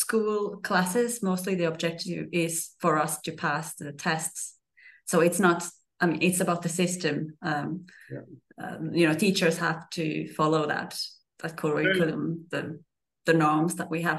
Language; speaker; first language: English; non-native, fluent; Finnish